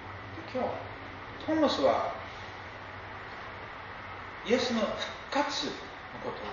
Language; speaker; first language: Japanese; non-native, fluent; English